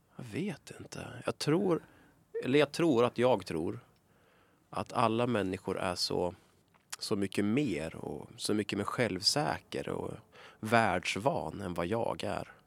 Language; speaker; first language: Swedish; native; Swedish